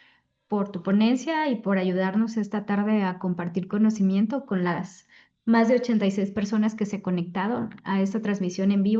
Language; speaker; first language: Spanish; native; Spanish